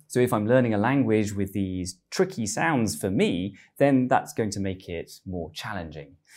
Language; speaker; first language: English; native; English